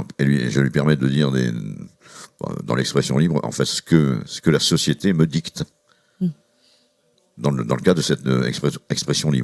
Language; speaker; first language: French; native; French